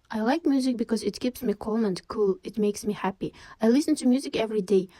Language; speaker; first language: English; non-native, fluent; Kazakh